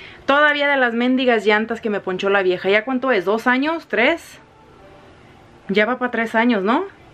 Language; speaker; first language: Spanish; early bilingual, heritage; Spanish